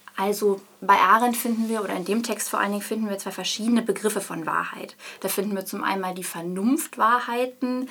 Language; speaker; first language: German; native; German